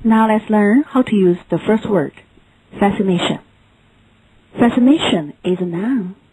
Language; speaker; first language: English; non-native, fluent; Chinese